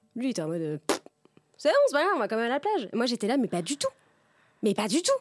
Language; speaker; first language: French; native; French